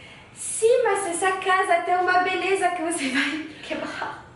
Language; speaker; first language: Portuguese; non-native, learner; French